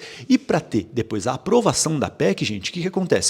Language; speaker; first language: Portuguese; native; Portuguese